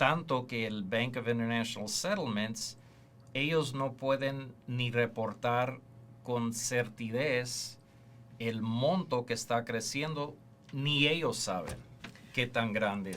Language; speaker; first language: Spanish; early bilingual, heritage; Spanish